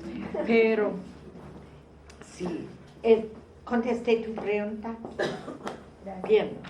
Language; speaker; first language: Spanish; non-native, fluent; English